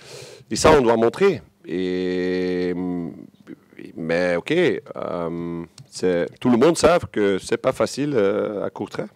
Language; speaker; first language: French; non-native, local second language; Dutch